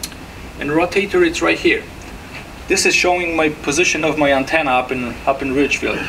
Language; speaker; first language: English; non-native, fluent; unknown